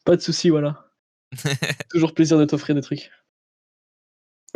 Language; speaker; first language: French; native; French